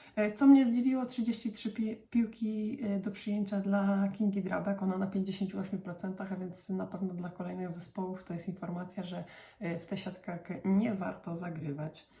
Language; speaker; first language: Polish; native; Polish